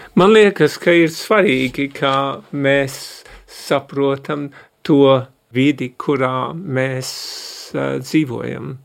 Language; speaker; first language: Latvian; early bilingual, heritage; Latvian